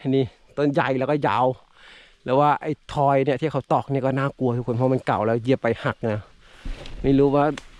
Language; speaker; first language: Thai; non-native, local second language; Karen languages